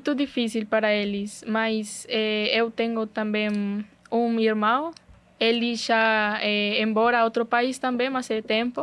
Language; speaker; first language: Portuguese; non-native, learner; Spanish